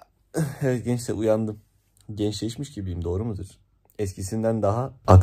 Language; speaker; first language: Turkish; native; Turkish